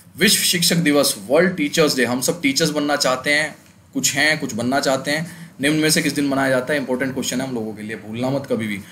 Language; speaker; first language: Hindi; native; Hindi